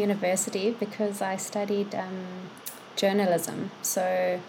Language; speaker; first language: English; native; English